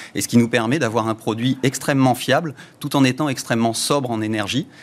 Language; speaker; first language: French; native; French